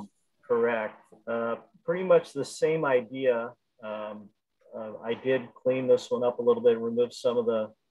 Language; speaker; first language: English; native; English